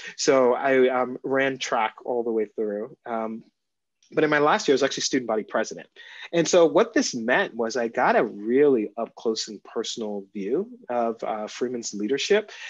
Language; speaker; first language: English; native; English